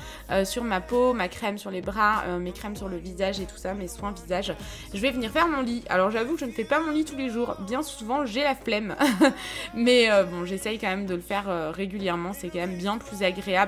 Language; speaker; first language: French; native; French